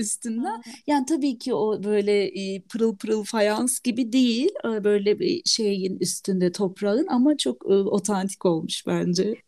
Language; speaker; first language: Turkish; native; Turkish